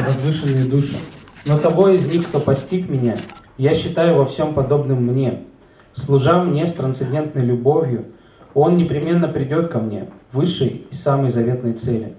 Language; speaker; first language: Russian; native; Russian